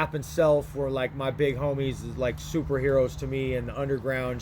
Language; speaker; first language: English; native; English